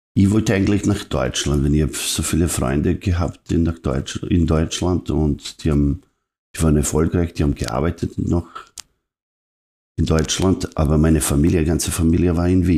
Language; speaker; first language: German; non-native, fluent; Serbian